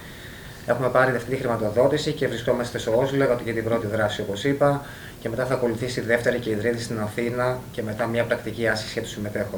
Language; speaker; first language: Greek; native; Greek